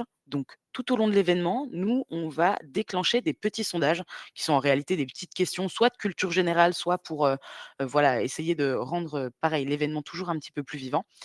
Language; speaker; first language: French; native; French